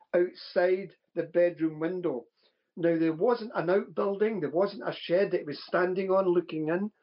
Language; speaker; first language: English; native; English